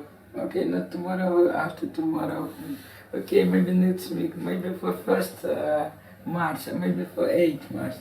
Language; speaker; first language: English; non-native, learner; Ukrainian